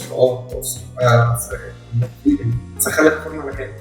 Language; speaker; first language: Arabic; native; Arabic